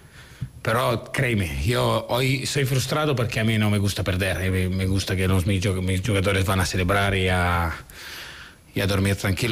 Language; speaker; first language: Spanish; non-native, fluent; Italian